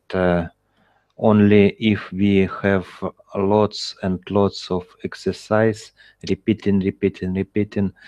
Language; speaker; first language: English; non-native, learner; Russian